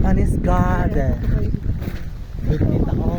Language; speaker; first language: English; non-native, local second language; Filipino